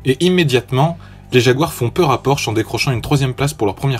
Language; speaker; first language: French; native; French